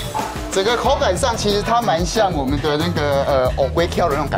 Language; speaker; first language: Chinese; native; Chinese